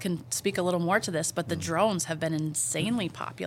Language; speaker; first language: English; native; English